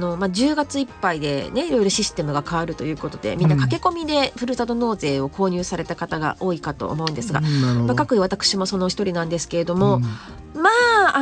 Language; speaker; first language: Japanese; native; Japanese